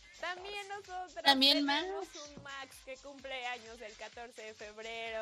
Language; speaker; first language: Spanish; native; Spanish